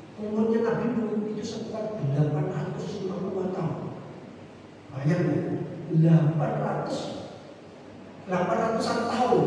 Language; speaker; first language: Indonesian; non-native, local second language; Javanese